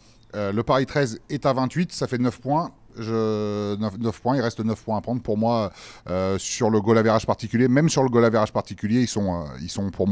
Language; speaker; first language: French; native; French